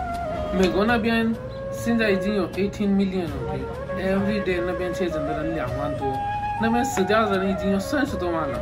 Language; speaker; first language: Chinese; non-native, fluent; Hindi